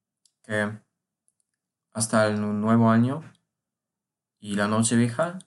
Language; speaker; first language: Spanish; non-native, learner; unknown